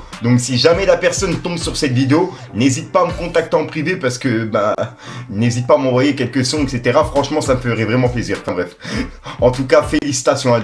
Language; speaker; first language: French; native; French